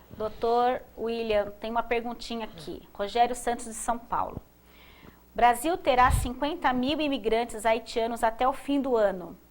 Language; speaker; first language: Portuguese; native; Portuguese